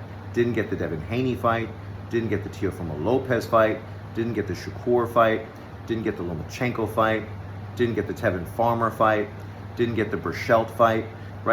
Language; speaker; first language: English; native; English